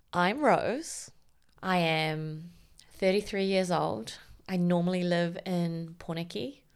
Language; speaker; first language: English; native; English